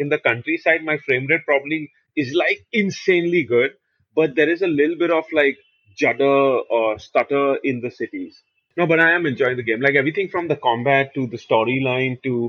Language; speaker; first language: English; non-native, local second language; Hindi